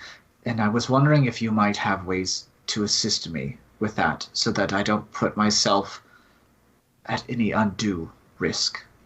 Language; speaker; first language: English; native; English